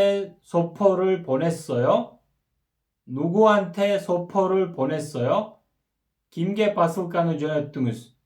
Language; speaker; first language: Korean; non-native, fluent; Kyrgyz